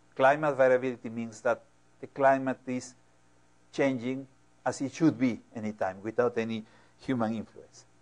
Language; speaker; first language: English; non-native, fluent; Spanish